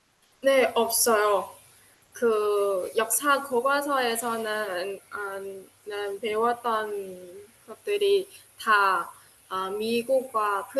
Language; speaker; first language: Korean; non-native, fluent; Vietnamese